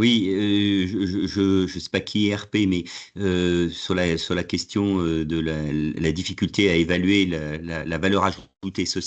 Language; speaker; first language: French; native; French